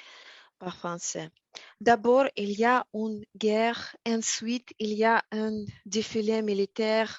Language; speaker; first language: French; non-native, learner; Russian